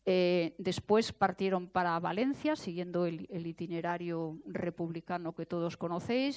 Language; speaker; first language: Spanish; native; Spanish